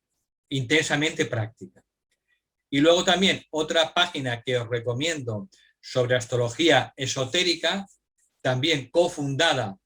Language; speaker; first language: Spanish; native; Spanish